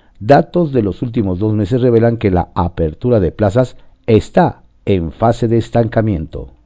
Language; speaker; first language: Spanish; native; Spanish